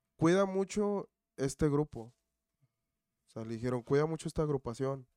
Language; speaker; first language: Spanish; native; Spanish